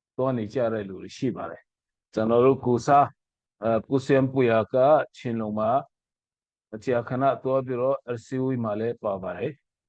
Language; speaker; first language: Burmese; non-native, local second language; Mizo